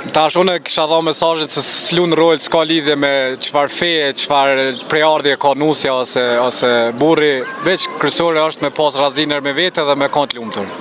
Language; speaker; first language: Albanian; native; Albanian